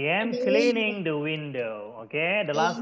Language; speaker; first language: English; non-native, learner; Indonesian